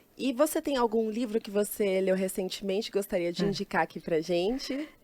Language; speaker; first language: Portuguese; native; Portuguese